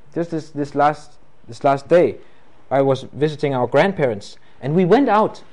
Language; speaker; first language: English; non-native, fluent; Danish